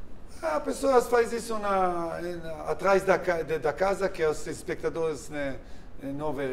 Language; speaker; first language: Portuguese; non-native, learner; Hebrew